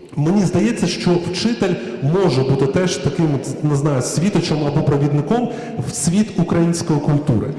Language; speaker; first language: Ukrainian; native; Ukrainian